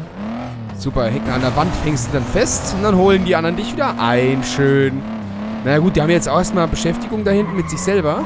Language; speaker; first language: German; native; German